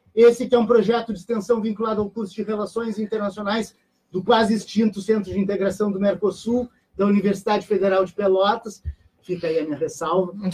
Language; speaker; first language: Portuguese; native; Portuguese